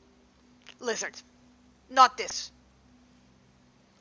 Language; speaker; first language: English; native; English